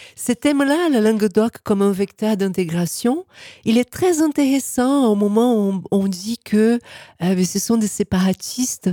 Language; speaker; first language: French; non-native, fluent; Portuguese